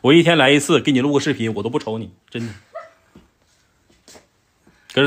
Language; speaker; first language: Chinese; native; Chinese